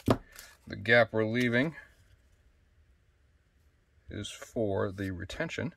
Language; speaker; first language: English; native; English